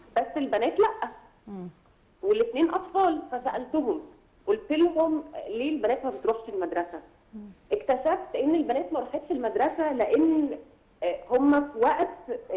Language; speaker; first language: Arabic; native; Arabic